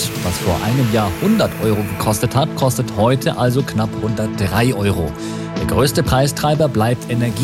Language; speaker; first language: German; native; German